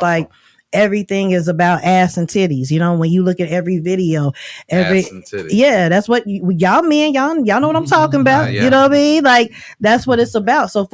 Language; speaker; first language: English; native; English